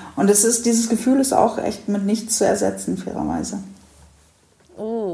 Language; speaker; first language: German; native; German